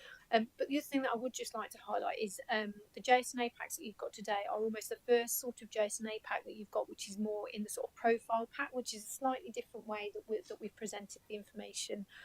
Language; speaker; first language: English; native; English